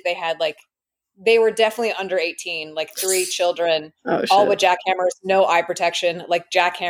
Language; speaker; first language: English; native; English